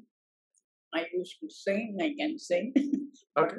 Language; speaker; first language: English; non-native, local second language; Tamil